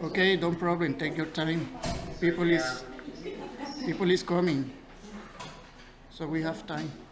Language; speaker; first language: English; non-native, learner; Spanish